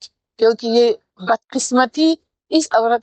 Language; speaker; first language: Hindi; non-native, fluent; Tajik